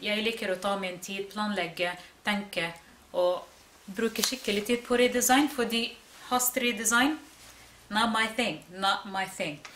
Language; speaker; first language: Norwegian; non-native, fluent; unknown